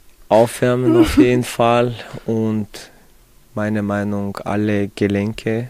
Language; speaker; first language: German; non-native, fluent; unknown